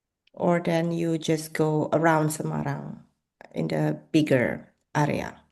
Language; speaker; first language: English; non-native, fluent; Indonesian